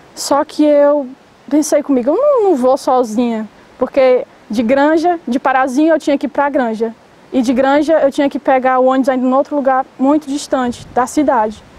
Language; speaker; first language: Portuguese; native; Portuguese